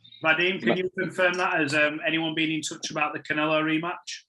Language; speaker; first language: English; native; English